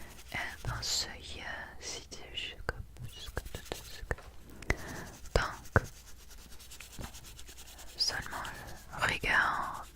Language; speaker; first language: French; non-native, learner; English